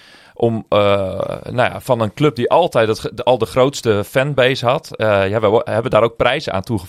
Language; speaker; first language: Dutch; native; Dutch